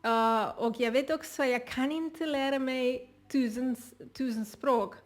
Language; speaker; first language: Swedish; non-native, learner; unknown